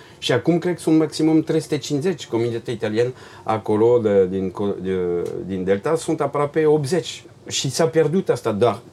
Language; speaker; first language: Romanian; non-native, learner; French